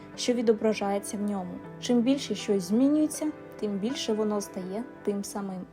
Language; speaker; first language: Ukrainian; non-native, local second language; Russian